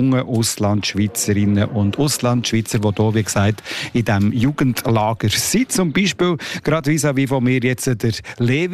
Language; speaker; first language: German; native; German